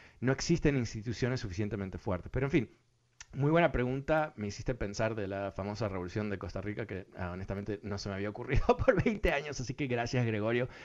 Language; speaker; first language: Spanish; early bilingual, other home language; English